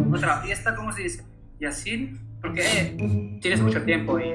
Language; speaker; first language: Spanish; early bilingual, other home language; Arabic